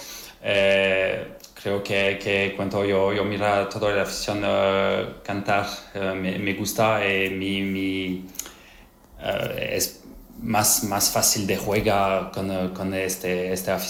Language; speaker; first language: Spanish; non-native, learner; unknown